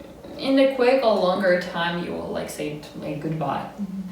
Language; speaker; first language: English; non-native, fluent; Ukrainian